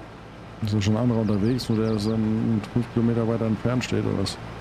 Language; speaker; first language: German; native; German